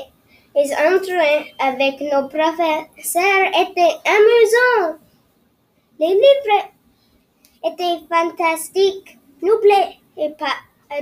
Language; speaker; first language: French; non-native, learner; English